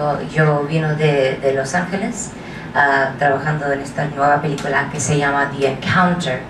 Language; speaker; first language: Spanish; non-native, learner; English